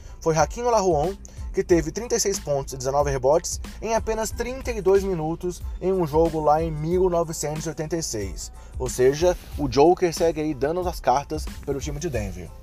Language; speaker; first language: Portuguese; native; Portuguese